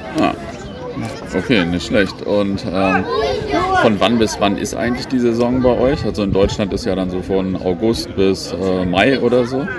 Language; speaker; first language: German; native; German